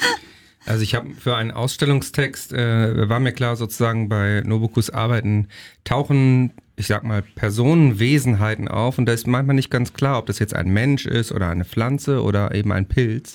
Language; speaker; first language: German; native; German